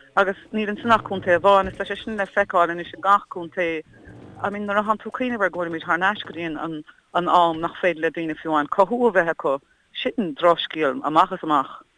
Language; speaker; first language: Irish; native; Irish